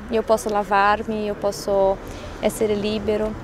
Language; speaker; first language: Italian; non-native, fluent; Portuguese